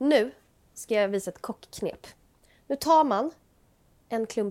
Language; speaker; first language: Swedish; native; Swedish